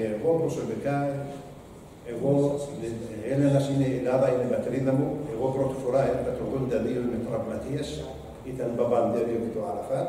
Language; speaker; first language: Greek; non-native, learner; Arabic